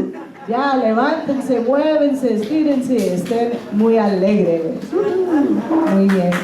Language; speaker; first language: Spanish; non-native, fluent; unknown